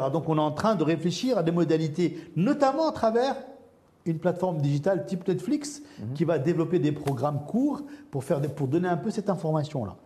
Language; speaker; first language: French; early bilingual, other home language; Arabic